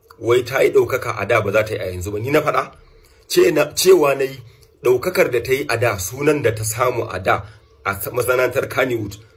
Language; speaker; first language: Hausa; non-native, local second language; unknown